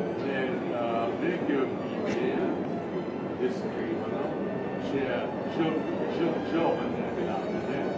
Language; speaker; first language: Italian; non-native, learner; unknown